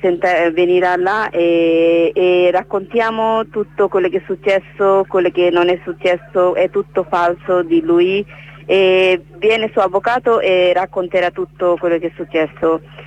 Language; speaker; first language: Italian; non-native, learner; Bangla